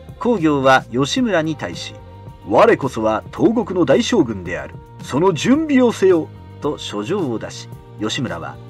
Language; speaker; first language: Japanese; native; Japanese